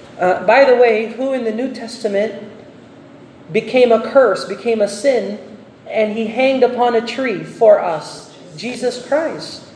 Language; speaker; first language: English; non-native, local second language; Filipino